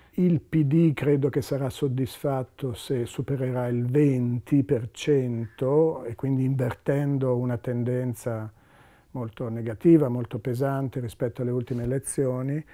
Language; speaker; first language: Italian; native; Italian